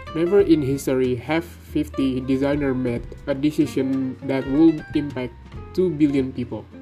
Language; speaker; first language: English; non-native, learner; Indonesian